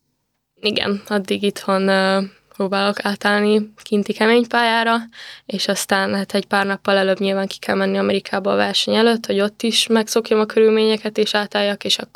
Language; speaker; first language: Hungarian; native; Hungarian